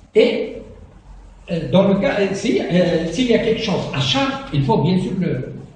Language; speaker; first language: French; non-native, local second language; Arabic